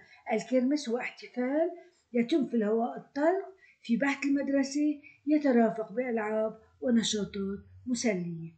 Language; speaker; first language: Arabic; native; Arabic